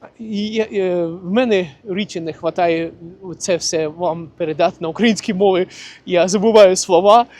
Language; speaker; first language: Ukrainian; non-native, local second language; Russian